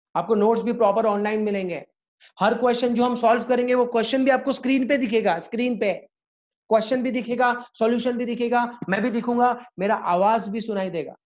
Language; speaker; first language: Hindi; native; Hindi